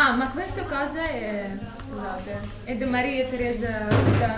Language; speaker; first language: Italian; non-native, fluent; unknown